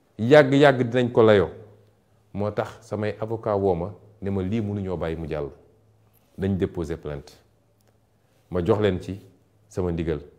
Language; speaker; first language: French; non-native, local second language; Wolof